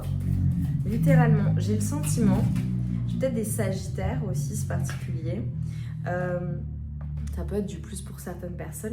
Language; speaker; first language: French; native; French